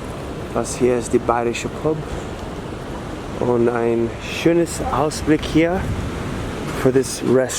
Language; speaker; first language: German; non-native, learner; English